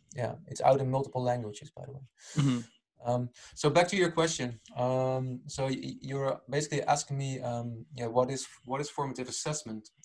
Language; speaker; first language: English; non-native, fluent; Dutch